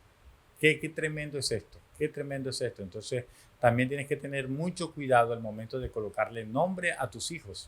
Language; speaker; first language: Spanish; native; Spanish